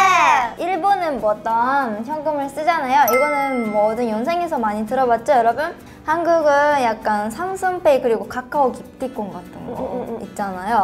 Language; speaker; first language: Korean; non-native, fluent; Japanese